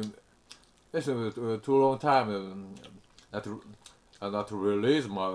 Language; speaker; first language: English; non-native, learner; Korean